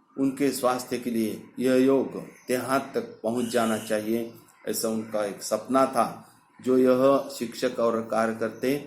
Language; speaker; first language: Hindi; non-native, local second language; Marathi